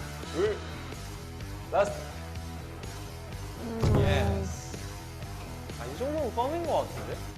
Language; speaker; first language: Korean; native; Korean